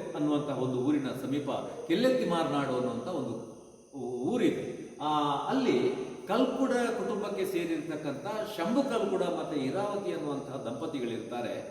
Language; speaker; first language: Kannada; non-native, local second language; Tulu